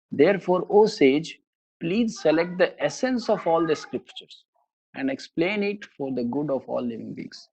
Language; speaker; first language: English; non-native, local second language; Hindi